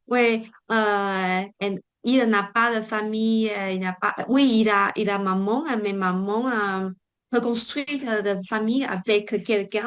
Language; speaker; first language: French; non-native, learner; Chinese